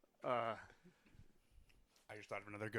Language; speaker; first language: English; native; English